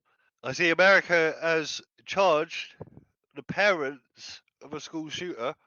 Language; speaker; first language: English; native; English